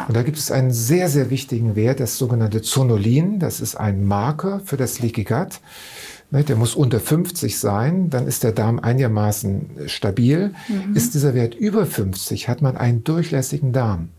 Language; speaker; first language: German; native; German